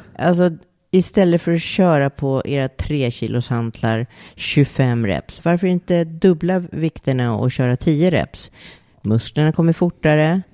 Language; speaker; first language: Swedish; native; Swedish